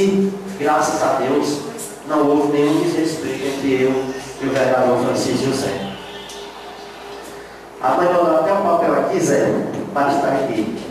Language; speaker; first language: Portuguese; native; Portuguese